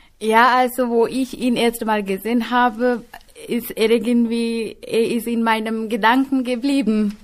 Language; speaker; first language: German; non-native, fluent; Sinhala